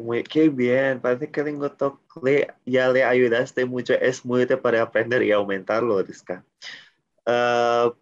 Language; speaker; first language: Spanish; non-native, learner; Indonesian